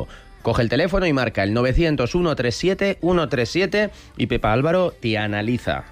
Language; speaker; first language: Spanish; native; Spanish